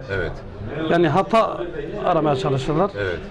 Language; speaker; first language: Turkish; native; Turkish